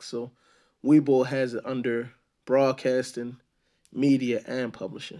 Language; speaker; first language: English; native; English